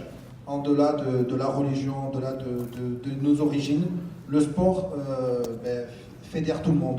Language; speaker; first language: French; native; French